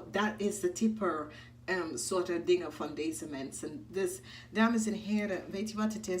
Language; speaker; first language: Dutch; non-native, fluent; English